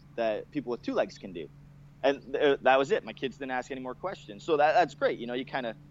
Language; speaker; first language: English; native; English